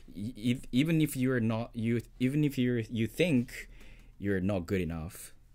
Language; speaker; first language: English; non-native, fluent; Japanese